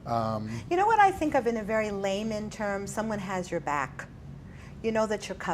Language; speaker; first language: English; native; English